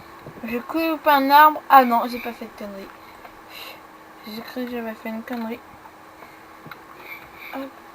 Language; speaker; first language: French; native; French